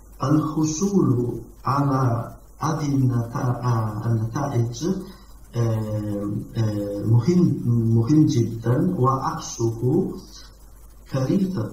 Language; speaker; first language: Arabic; non-native, learner; Italian